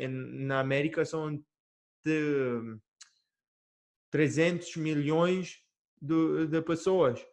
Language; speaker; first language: Portuguese; early bilingual, heritage; Portuguese